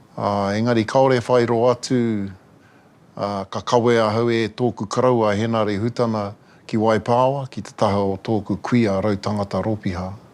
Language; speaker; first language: Māori; native; Māori